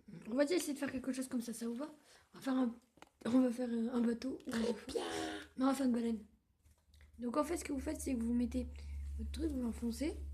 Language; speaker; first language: French; native; French